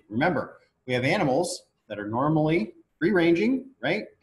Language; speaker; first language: English; native; English